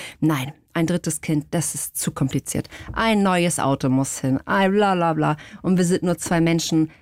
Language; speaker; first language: German; non-native, fluent; Portuguese